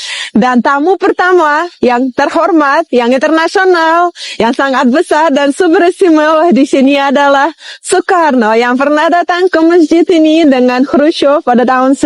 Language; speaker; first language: Indonesian; non-native, fluent; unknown